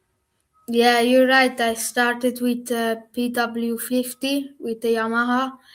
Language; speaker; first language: English; non-native, learner; German